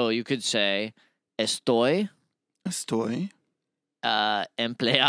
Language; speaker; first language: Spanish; non-native, learner; English